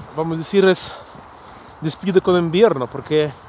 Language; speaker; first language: Spanish; non-native, fluent; Russian